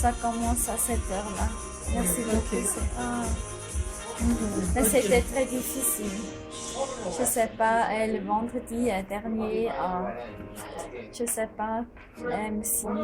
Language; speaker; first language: French; non-native, fluent; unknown